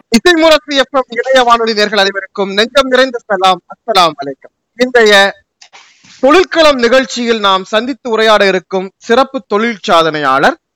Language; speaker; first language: Tamil; native; Tamil